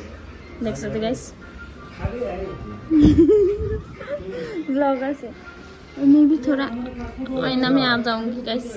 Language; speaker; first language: Hindi; non-native, local second language; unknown